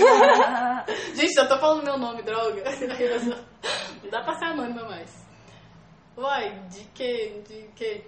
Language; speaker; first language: Portuguese; native; Portuguese